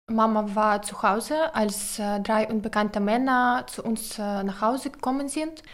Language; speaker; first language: German; non-native, learner; Ukrainian